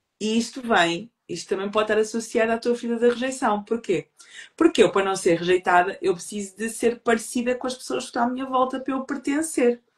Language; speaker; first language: Portuguese; native; Portuguese